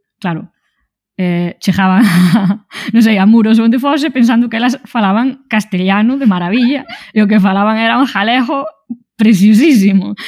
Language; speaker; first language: Galician; native; Galician